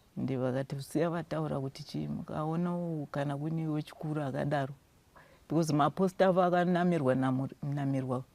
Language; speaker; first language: Shona; non-native, local second language; North Ndebele